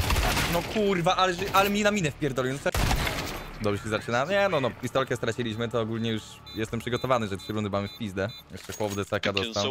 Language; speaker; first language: Polish; native; Polish